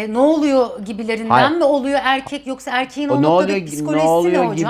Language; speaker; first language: Turkish; native; Turkish